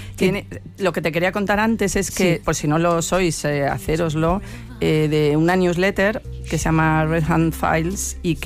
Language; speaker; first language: Spanish; native; Spanish